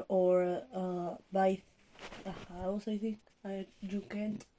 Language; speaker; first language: English; non-native, learner; Spanish